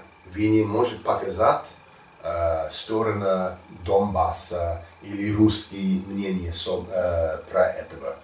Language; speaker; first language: Russian; non-native, learner; English